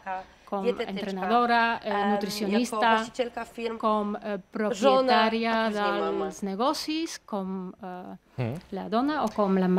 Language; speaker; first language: Catalan; non-native, learner; Polish